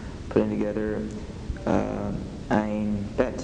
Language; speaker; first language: German; non-native, learner; English